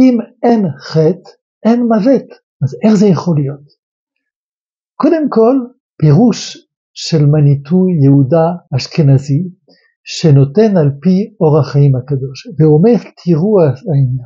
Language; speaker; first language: Hebrew; non-native, fluent; French